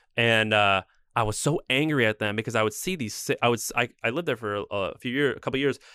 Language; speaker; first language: English; native; English